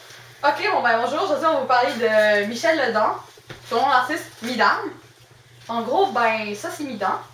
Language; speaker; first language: French; native; French